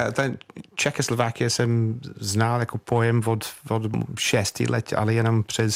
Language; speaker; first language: Czech; non-native, learner; English